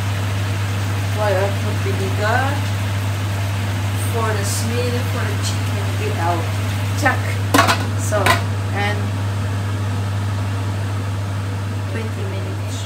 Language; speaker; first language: English; non-native, learner; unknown